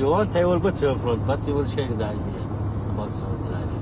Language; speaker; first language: English; non-native, fluent; Arabic